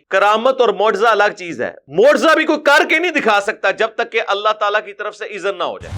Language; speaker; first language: Urdu; non-native, local second language; Punjabi